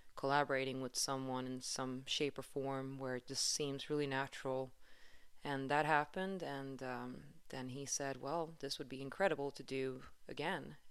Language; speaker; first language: English; non-native, fluent; Swedish